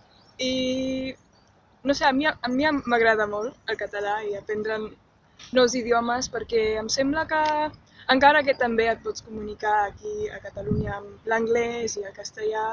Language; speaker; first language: Catalan; non-native, learner; German